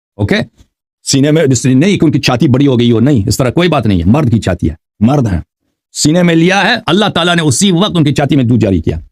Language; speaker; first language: Urdu; non-native, fluent; Persian